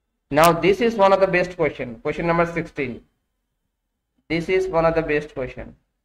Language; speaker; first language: English; non-native, local second language; Hindi